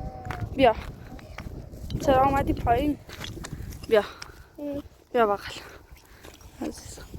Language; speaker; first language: Persian; native; Persian